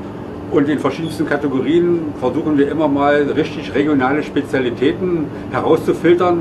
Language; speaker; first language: German; native; German